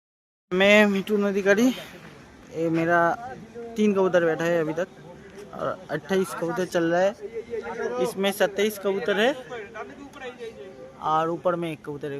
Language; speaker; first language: Hindi; non-native, local second language; Bangla